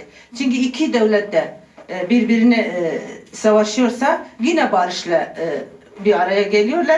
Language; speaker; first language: Turkish; non-native, local second language; Kurdish